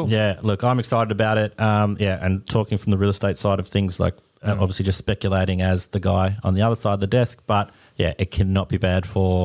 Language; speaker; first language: English; native; English